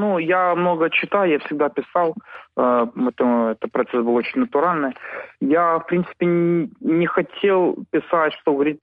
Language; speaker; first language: Ukrainian; non-native, local second language; Russian